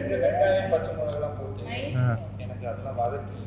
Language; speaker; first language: Tamil; native; Tamil